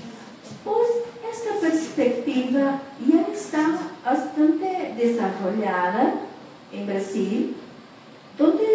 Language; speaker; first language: Spanish; non-native, fluent; Portuguese